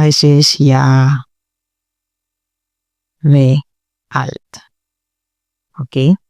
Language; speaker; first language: German; non-native, learner; Filipino